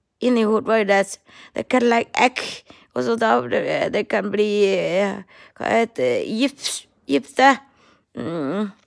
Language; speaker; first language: Norwegian; non-native, learner; Thai